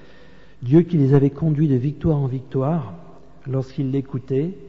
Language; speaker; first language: French; native; French